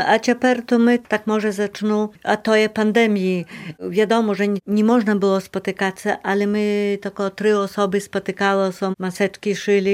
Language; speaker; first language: Polish; non-native, local second language; Belarusian